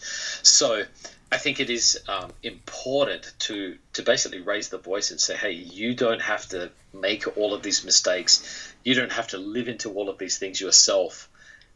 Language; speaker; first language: English; native; English